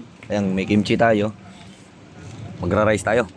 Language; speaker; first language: Filipino; native; Filipino